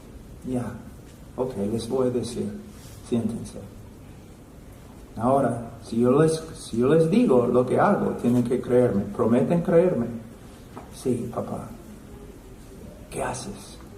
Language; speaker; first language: Spanish; non-native, fluent; English